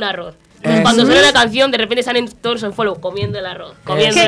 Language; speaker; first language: Spanish; native; Spanish